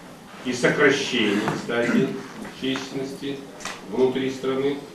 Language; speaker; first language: Russian; native; Russian